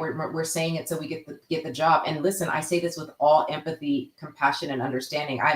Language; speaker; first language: English; native; English